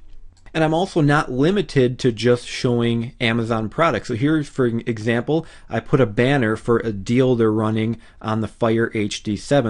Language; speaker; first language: English; native; English